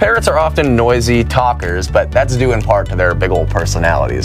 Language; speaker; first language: English; native; English